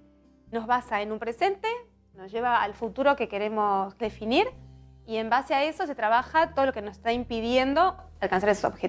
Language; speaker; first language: Spanish; native; Spanish